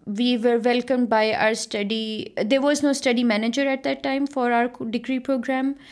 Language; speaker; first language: English; non-native, local second language; Punjabi